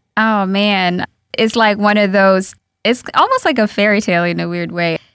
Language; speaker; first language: English; early bilingual, other home language; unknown